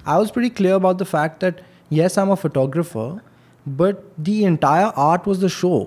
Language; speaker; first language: English; non-native, local second language; Hindi